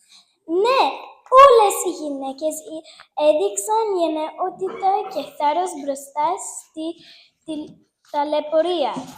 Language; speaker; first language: Greek; early bilingual, heritage; Greek